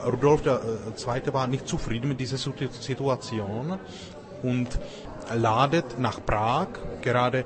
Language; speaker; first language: German; non-native, fluent; Czech